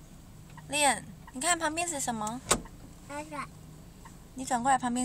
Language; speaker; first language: Chinese; native; Chinese